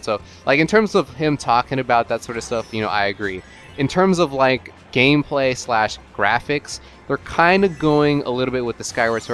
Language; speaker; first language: English; native; English